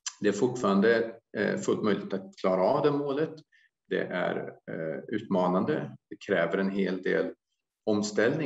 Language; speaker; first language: Swedish; native; Swedish